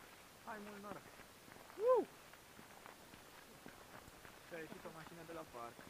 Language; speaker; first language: Romanian; native; Romanian